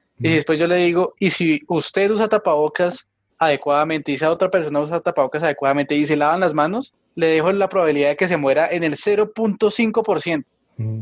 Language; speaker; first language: Spanish; native; Spanish